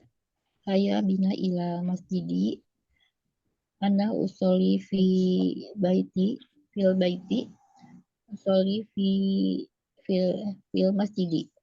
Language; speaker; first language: Arabic; non-native, learner; Indonesian